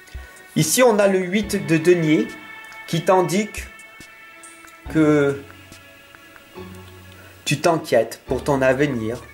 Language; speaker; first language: French; native; French